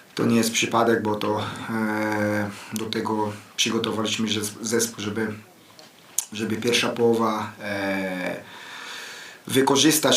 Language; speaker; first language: Polish; non-native, fluent; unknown